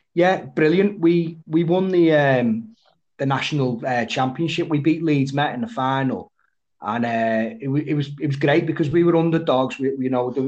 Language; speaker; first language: English; native; English